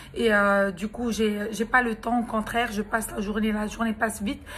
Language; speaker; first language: French; non-native, local second language; Arabic